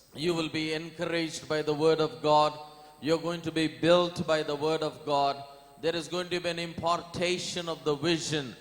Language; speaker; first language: English; non-native, local second language; Kannada